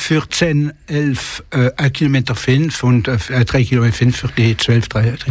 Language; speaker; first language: German; non-native, local second language; French